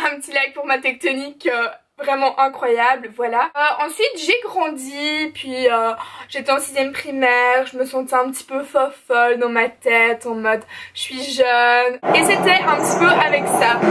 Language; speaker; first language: French; native; French